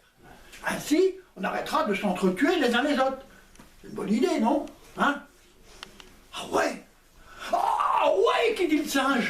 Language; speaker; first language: French; native; French